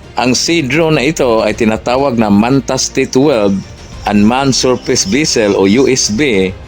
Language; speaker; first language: Filipino; non-native, local second language; Cebuano